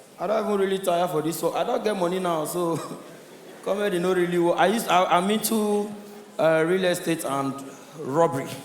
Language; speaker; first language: Nigerian Pidgin; non-native, local second language; Igbo